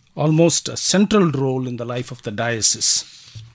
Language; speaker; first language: English; non-native, local second language; Tamil